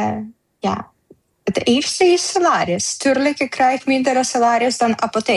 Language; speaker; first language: Dutch; non-native, learner; Ukrainian